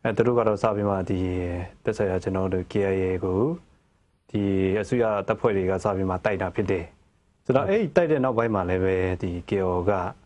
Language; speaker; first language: Burmese; non-native, local second language; Kachin